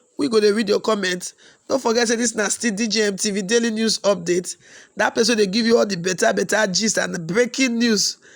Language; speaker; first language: Nigerian Pidgin; native; Nigerian Pidgin